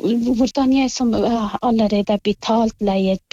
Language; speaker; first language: Norwegian; non-native, learner; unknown